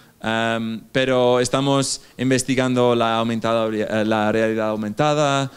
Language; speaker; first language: Spanish; non-native, fluent; English